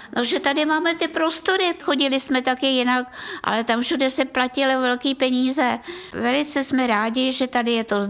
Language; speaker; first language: Czech; non-native, fluent; Russian